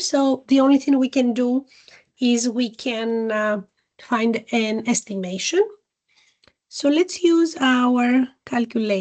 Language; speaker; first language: English; non-native, fluent; Greek